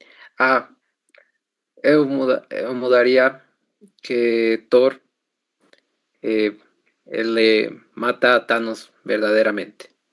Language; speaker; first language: Portuguese; non-native, learner; Spanish